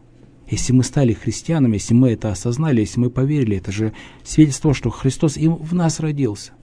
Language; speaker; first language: Russian; native; Russian